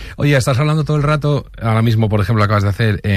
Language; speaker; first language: Spanish; native; Spanish